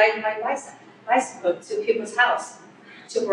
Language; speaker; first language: English; non-native, fluent; Korean